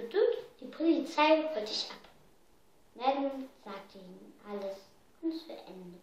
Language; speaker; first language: German; early bilingual, heritage; German